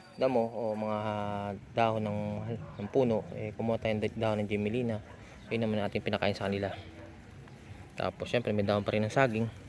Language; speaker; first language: Filipino; non-native, local second language; Bikol